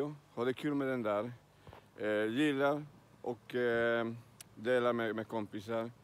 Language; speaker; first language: Swedish; non-native, learner; Spanish